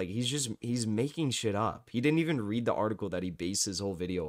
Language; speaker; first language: English; native; English